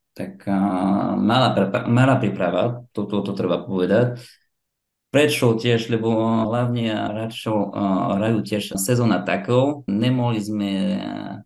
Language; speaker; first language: Slovak; non-native, learner; French